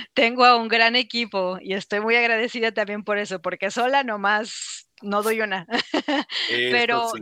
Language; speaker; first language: Spanish; native; Spanish